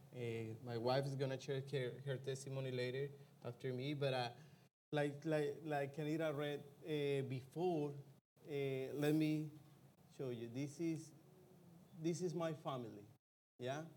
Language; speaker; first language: English; non-native, fluent; Spanish